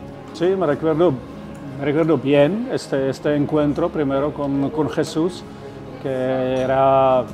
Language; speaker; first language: Spanish; non-native, fluent; Czech